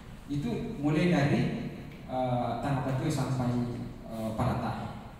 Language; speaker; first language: Indonesian; native; Indonesian